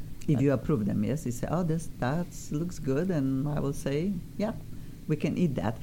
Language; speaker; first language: English; non-native, fluent; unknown